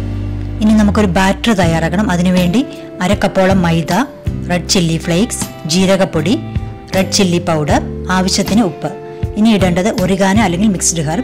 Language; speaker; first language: Malayalam; native; Malayalam